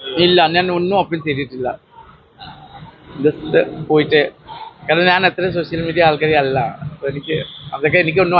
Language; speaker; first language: Malayalam; non-native, learner; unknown